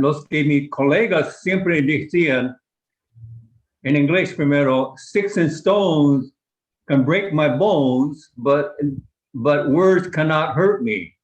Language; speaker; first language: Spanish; non-native, fluent; English